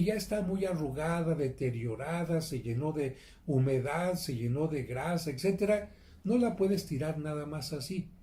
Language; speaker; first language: Spanish; native; Spanish